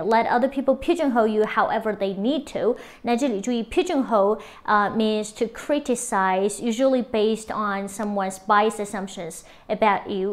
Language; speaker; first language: English; non-native, fluent; Chinese